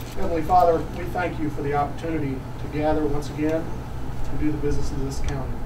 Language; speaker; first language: English; native; English